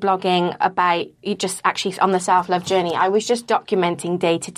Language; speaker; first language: English; native; English